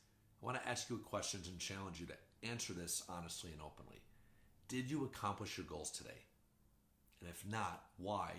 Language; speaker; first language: English; native; English